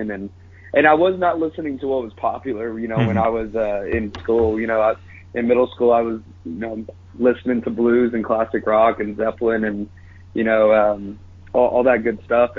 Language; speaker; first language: English; native; English